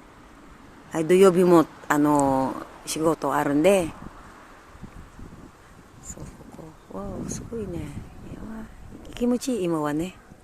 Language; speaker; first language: Japanese; non-native, learner; Filipino